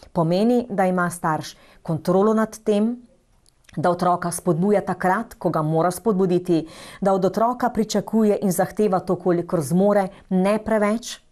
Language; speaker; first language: Slovenian; native; Slovenian